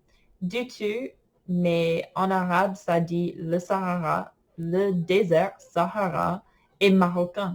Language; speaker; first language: French; non-native, fluent; English